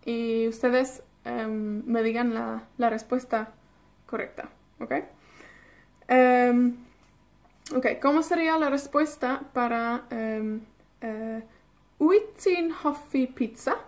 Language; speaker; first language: Spanish; non-native, fluent; Welsh